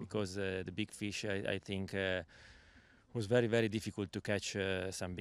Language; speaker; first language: English; non-native, learner; Italian